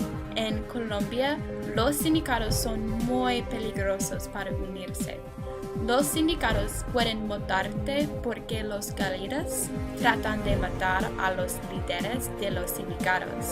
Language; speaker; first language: Spanish; non-native, learner; English